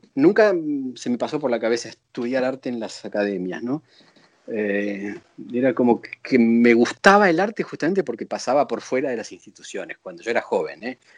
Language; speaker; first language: Spanish; native; Spanish